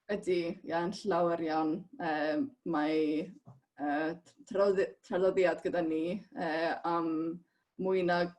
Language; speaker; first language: Welsh; non-native, fluent; Estonian